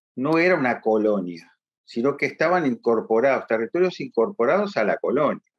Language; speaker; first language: Spanish; native; Spanish